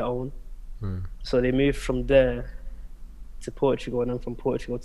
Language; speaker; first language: English; native; English